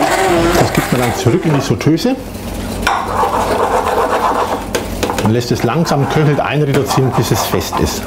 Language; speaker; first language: German; native; German